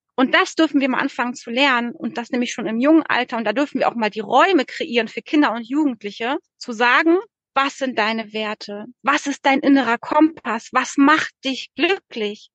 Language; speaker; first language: German; early bilingual, other home language; Polish